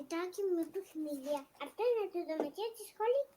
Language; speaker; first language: Greek; non-native, learner; Russian